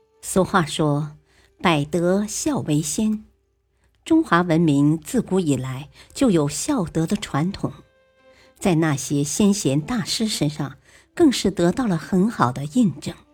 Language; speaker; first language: Chinese; native; Chinese